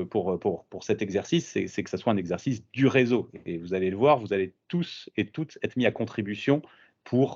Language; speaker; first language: French; native; French